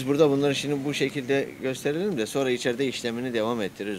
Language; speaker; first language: Turkish; native; Turkish